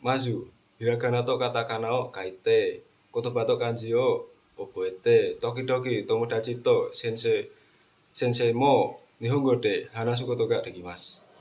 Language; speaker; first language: Japanese; non-native, learner; Indonesian